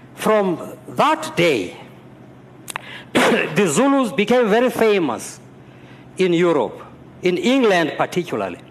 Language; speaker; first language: English; non-native, local second language; Xhosa